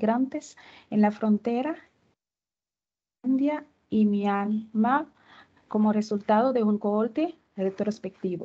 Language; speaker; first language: Spanish; non-native, fluent; Haitian Creole